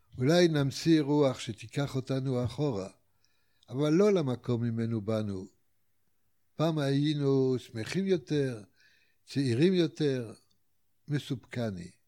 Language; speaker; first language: Hebrew; non-native, fluent; French